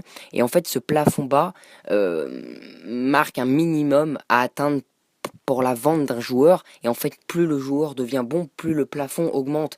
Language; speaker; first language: French; native; French